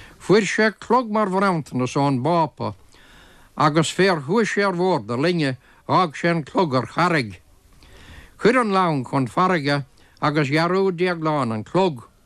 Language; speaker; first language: Irish; native; Irish